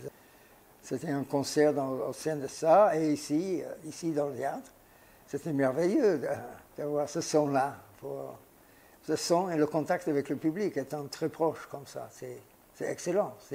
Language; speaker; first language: French; non-native, fluent; English